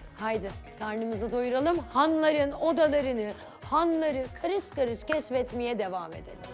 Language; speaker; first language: Turkish; native; Turkish